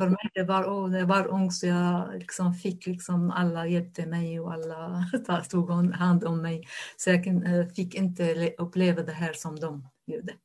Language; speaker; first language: Swedish; non-native, fluent; Arabic